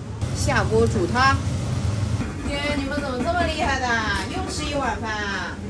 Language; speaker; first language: Chinese; native; Chinese